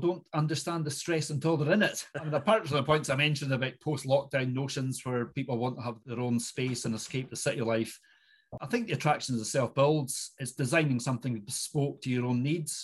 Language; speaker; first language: English; native; English